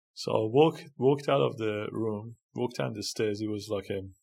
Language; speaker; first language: English; non-native, fluent; Persian